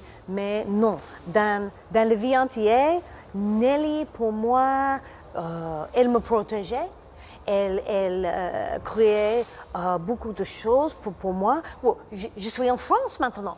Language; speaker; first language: French; non-native, learner; English